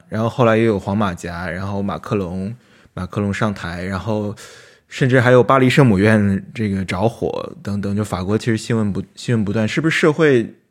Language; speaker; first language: Chinese; native; Chinese